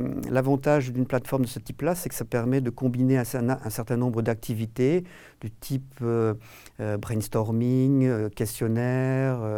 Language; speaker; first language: French; native; French